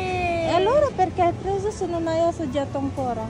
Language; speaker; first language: Italian; non-native, fluent; Filipino